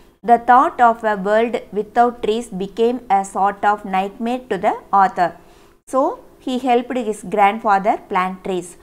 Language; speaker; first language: English; non-native, local second language; Tamil